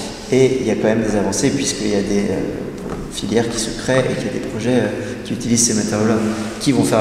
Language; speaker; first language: French; native; French